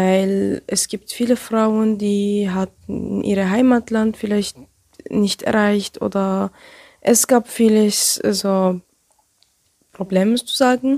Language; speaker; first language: German; non-native, learner; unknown